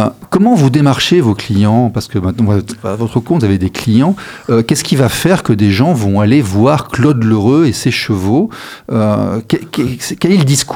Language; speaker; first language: French; native; French